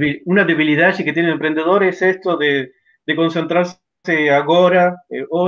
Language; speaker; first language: Portuguese; non-native, learner; Spanish